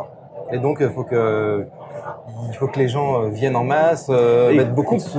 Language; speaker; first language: French; native; French